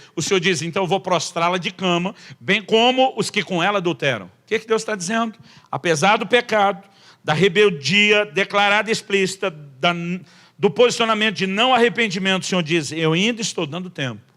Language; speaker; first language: Portuguese; native; Portuguese